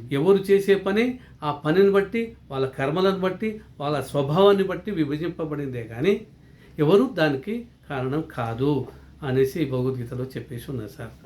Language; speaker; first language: Telugu; non-native, local second language; Lambadi